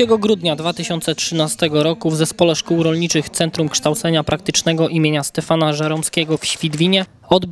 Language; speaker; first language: Polish; native; Polish